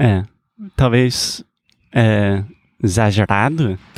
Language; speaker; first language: Portuguese; non-native, fluent; English